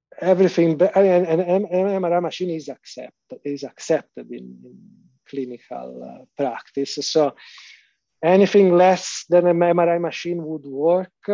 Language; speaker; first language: English; non-native, fluent; Italian